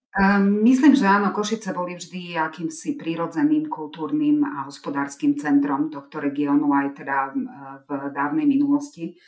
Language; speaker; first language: Slovak; non-native, local second language; Hungarian